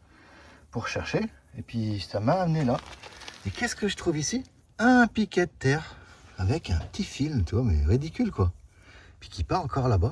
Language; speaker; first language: French; native; French